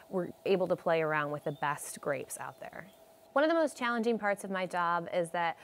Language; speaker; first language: English; native; English